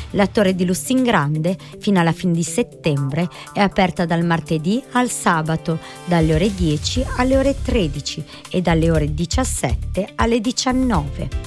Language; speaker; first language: Italian; non-native, fluent; Croatian